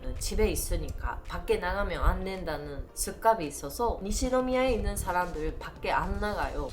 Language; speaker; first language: Korean; non-native, learner; Japanese